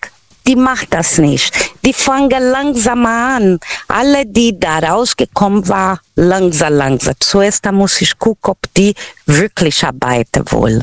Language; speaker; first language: German; non-native, learner; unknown